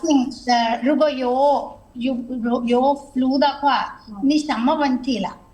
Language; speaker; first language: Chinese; non-native, learner; Telugu